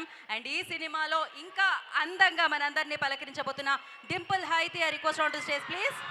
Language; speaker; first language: Telugu; native; Telugu